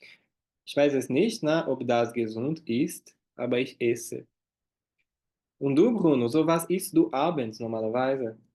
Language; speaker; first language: German; non-native, fluent; Portuguese